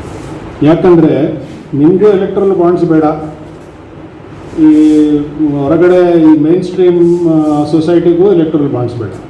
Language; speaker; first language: Kannada; non-native, learner; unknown